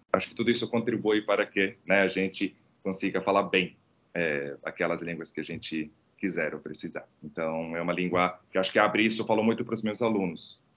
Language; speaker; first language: Portuguese; non-native, fluent; Croatian